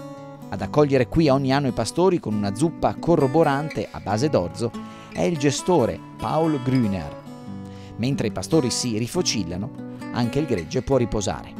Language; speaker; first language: Italian; native; Italian